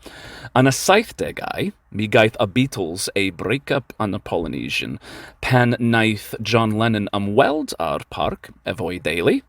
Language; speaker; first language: Welsh; non-native, learner; English